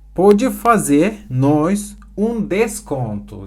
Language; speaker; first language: Portuguese; non-native, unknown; Turkish